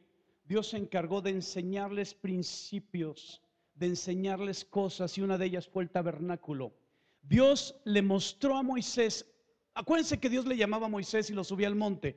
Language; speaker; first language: Spanish; native; Spanish